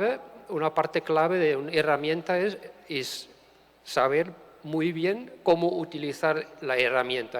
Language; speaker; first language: Spanish; non-native, fluent; German